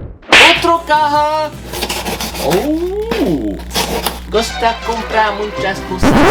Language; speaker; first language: Spanish; non-native, learner; English